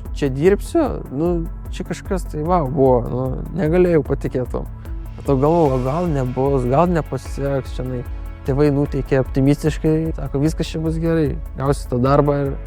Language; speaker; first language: Lithuanian; native; Lithuanian